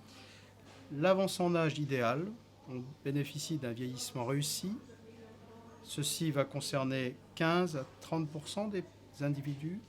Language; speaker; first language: French; native; French